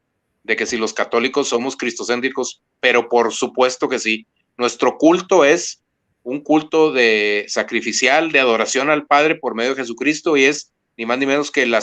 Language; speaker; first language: Spanish; native; Spanish